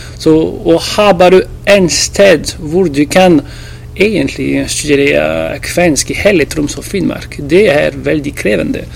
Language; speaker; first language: Norwegian; non-native, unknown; French